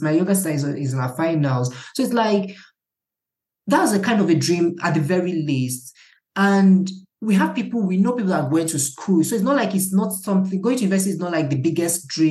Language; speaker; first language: English; non-native, local second language; Igbo